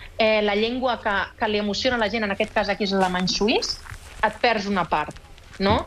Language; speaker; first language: Catalan; native; Catalan